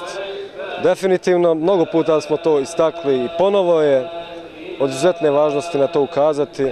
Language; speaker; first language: Croatian; native; Croatian